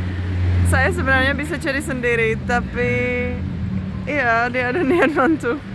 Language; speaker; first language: Indonesian; non-native, fluent; Czech